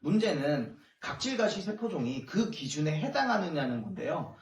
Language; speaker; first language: Korean; native; Korean